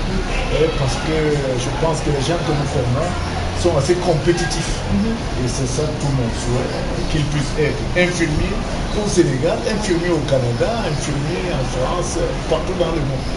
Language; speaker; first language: French; non-native, local second language; Wolof